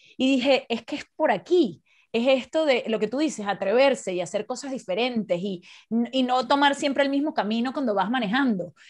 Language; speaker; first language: Spanish; native; Spanish